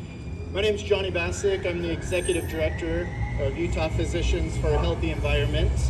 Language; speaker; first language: English; native; English